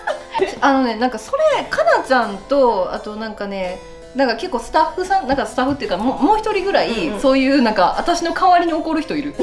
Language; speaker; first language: Japanese; native; Japanese